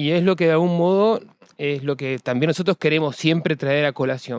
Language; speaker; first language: Spanish; native; Spanish